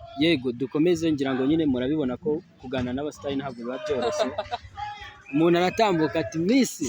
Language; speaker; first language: Kinyarwanda; native; Kinyarwanda